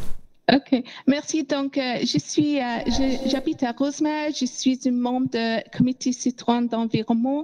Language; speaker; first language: French; non-native, learner; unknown